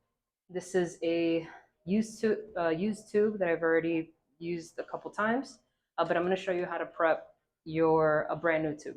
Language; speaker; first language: English; native; English